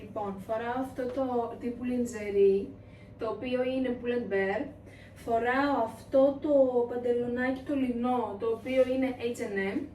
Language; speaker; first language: Greek; native; Greek